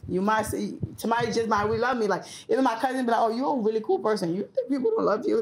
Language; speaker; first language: English; early bilingual, other home language; Haitian Creole